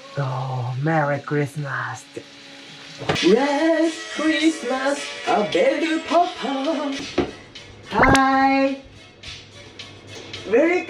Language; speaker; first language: English; non-native, learner; Japanese